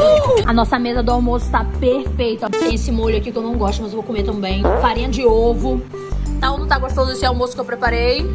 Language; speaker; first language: Portuguese; native; Portuguese